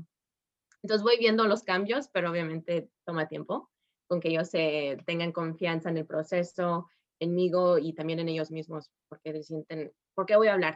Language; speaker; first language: Spanish; early bilingual, heritage; Spanish